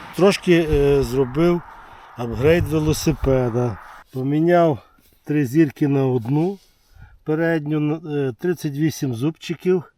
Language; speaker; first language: Ukrainian; native; Ukrainian